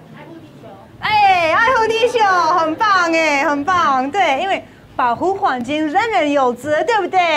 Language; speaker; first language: Chinese; non-native, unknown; English